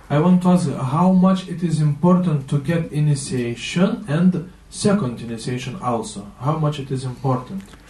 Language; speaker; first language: English; non-native, fluent; Lithuanian